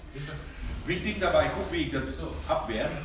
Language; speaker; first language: German; non-native, learner; Thai